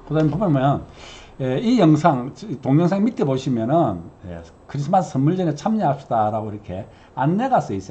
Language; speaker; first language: Korean; native; Korean